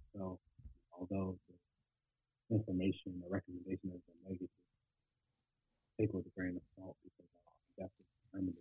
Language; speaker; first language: English; native; English